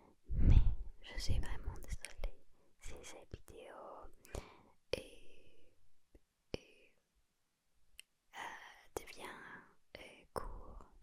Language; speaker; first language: French; non-native, learner; Spanish